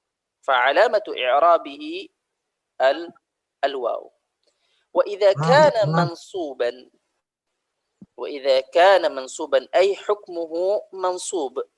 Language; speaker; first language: Arabic; non-native, fluent; Indonesian